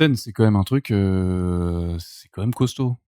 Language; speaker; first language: French; native; French